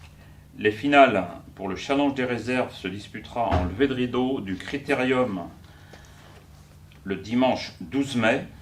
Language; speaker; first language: French; native; French